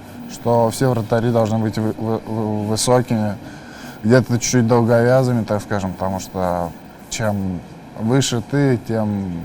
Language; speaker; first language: Russian; non-native, local second language; Tajik